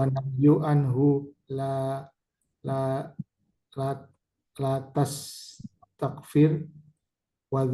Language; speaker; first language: Arabic; non-native, learner; Indonesian